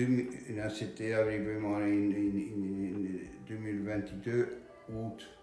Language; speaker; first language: French; non-native, learner; Romanian